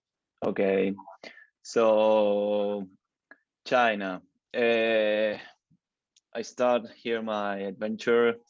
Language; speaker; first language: English; non-native, learner; Spanish